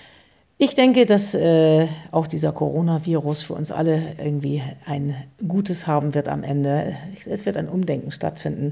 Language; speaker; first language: German; native; German